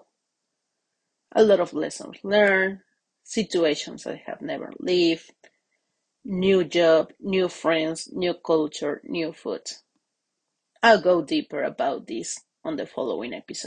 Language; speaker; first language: English; non-native, fluent; Spanish